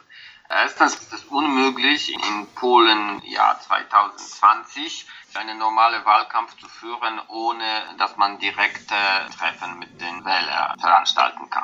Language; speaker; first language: German; non-native, fluent; Polish